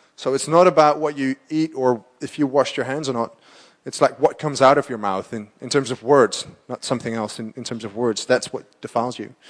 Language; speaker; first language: English; non-native, fluent; Dutch